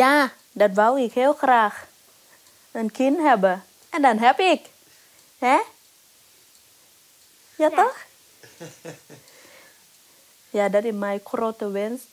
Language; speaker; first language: Dutch; non-native, learner; Thai